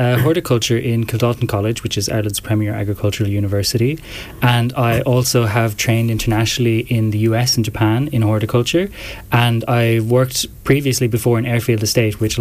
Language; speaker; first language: English; native; English